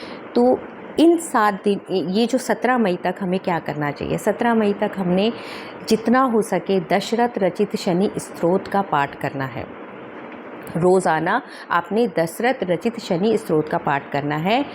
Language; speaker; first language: Hindi; native; Hindi